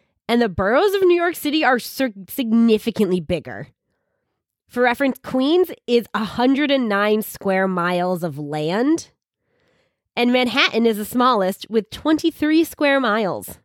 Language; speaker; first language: English; native; English